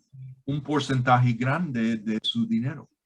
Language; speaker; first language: Spanish; non-native, fluent; English